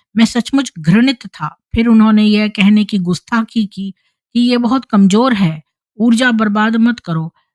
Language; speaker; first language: Hindi; native; Hindi